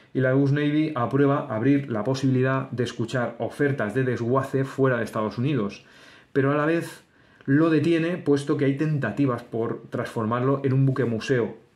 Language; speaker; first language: Spanish; native; Spanish